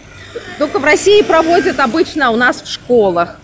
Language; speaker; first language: Russian; native; Russian